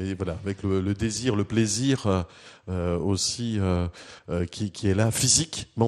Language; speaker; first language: French; native; French